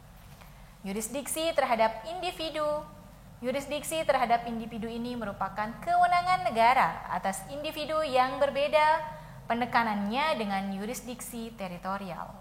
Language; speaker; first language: Indonesian; native; Indonesian